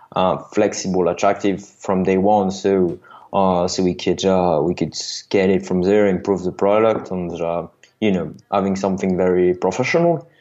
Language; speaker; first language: English; non-native, fluent; French